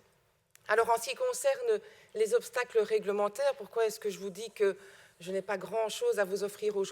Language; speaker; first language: French; native; French